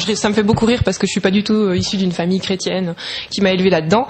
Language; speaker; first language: French; native; French